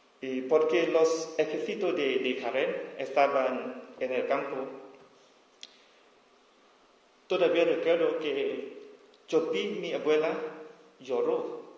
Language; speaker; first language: Spanish; non-native, learner; S'gaw Karen